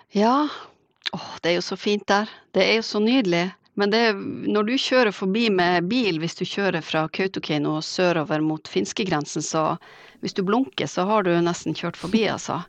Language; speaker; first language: Norwegian; native; Norwegian